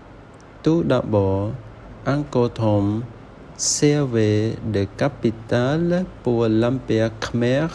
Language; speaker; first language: French; non-native, learner; Khmer